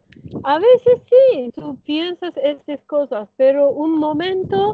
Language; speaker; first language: Spanish; non-native, learner; Turkish